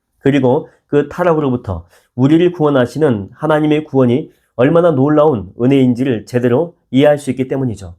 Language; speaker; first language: Korean; native; Korean